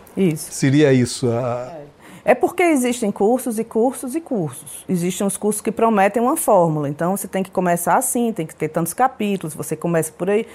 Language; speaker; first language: Portuguese; native; Portuguese